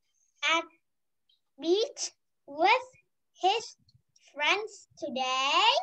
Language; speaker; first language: English; non-native, learner; Vietnamese